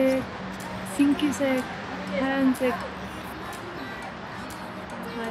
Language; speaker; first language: Korean; non-native, fluent; Persian